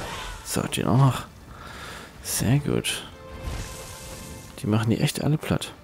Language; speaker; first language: German; native; German